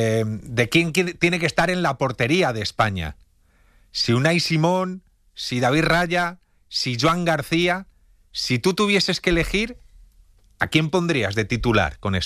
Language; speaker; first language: Spanish; native; Spanish